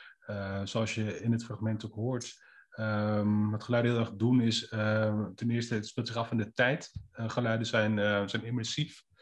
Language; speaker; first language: Dutch; native; Dutch